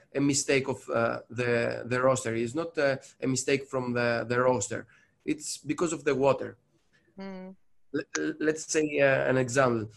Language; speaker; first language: English; non-native, learner; Greek